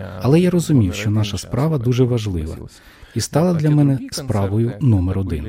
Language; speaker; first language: Ukrainian; non-native, fluent; Lithuanian